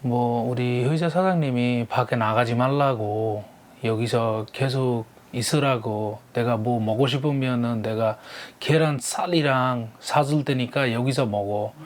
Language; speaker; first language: Korean; non-native, learner; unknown